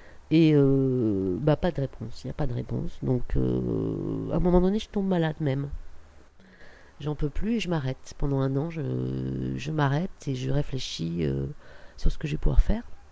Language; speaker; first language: French; native; French